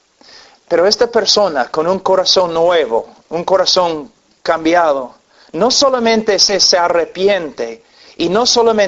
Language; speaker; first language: Spanish; non-native, fluent; English